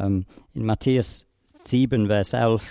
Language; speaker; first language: German; non-native, fluent; English